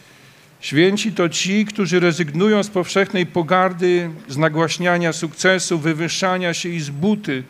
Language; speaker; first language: Polish; native; Polish